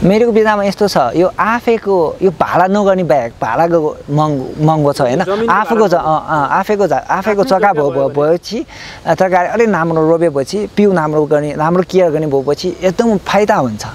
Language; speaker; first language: Nepali; non-native, learner; Chinese